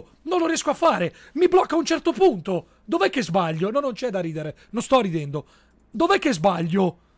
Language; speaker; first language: Italian; native; Italian